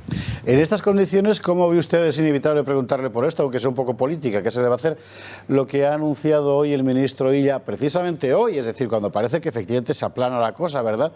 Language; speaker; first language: Spanish; native; Spanish